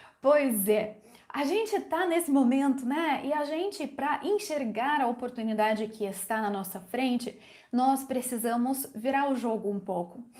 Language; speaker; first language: Portuguese; non-native, fluent; Ukrainian